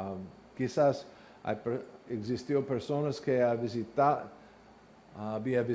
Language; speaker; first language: Spanish; non-native, learner; English